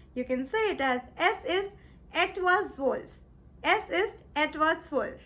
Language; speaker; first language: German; non-native, fluent; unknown